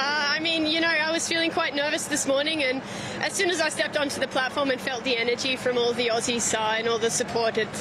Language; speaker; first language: English; native; English